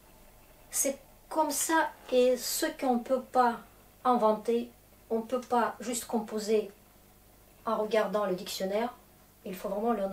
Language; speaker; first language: French; non-native, fluent; Russian